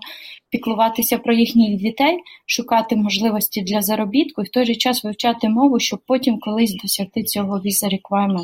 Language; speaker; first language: Ukrainian; native; Ukrainian